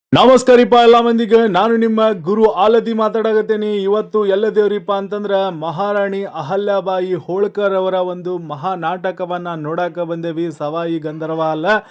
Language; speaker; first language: Kannada; native; Kannada